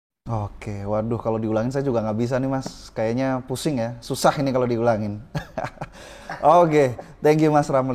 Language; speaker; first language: Indonesian; native; Indonesian